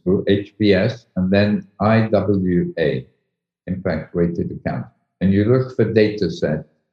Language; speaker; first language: English; native; English